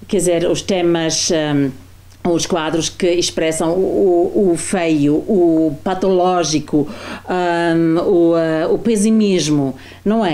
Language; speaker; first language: Portuguese; non-native, fluent; German